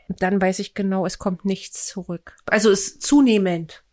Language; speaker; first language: German; native; German